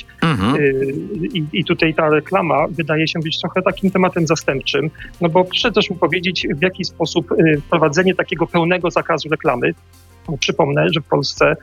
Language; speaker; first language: Polish; native; Polish